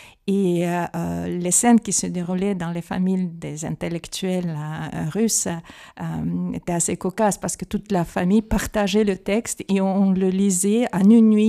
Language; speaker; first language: French; non-native, fluent; Russian